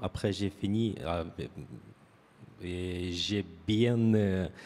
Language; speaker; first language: French; non-native, fluent; Romanian